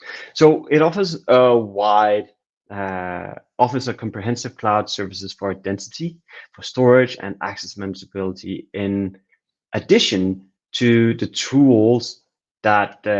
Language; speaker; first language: English; non-native, fluent; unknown